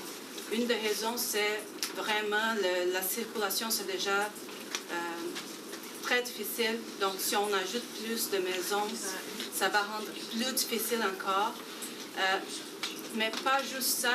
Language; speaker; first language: French; non-native, fluent; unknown